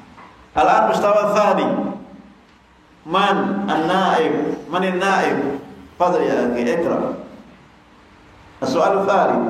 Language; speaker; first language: Arabic; non-native, fluent; Indonesian